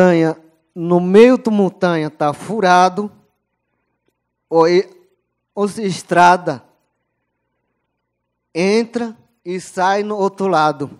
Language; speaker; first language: Portuguese; non-native, local second language; Yanomámi